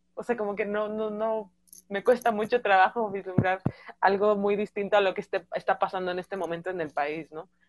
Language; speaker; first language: Spanish; native; Spanish